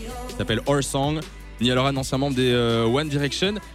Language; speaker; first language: French; native; French